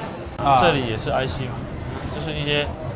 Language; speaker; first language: Chinese; native; Chinese